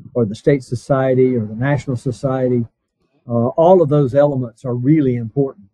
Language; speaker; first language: English; native; English